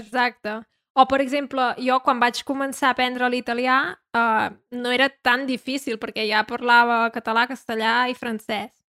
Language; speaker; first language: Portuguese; non-native, learner; Catalan